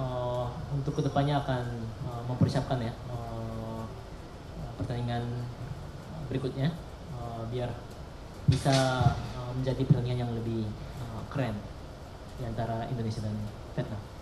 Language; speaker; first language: Indonesian; non-native, fluent; Korean